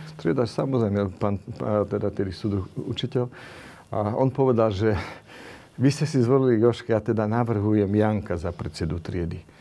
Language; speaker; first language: Slovak; non-native, local second language; Romany